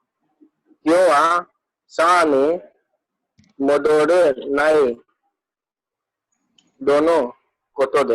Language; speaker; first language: Japanese; non-native, learner; Hindi